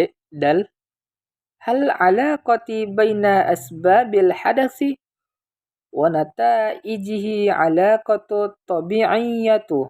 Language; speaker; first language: Arabic; non-native, learner; Indonesian